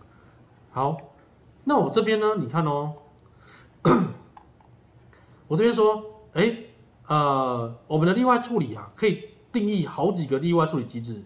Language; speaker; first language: Chinese; native; Chinese